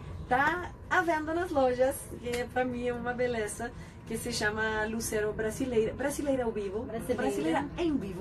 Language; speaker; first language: Portuguese; non-native, fluent; Spanish